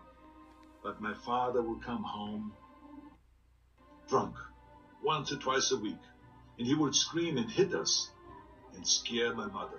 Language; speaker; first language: English; non-native, fluent; German